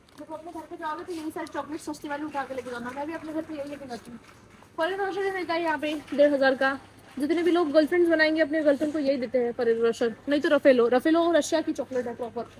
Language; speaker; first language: Hindi; non-native, local second language; Marathi